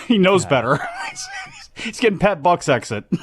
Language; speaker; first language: English; native; English